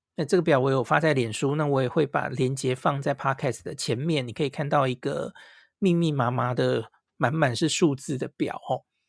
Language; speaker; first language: Chinese; native; Chinese